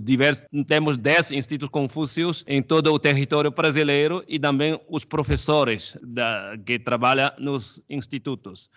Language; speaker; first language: Portuguese; non-native, fluent; Chinese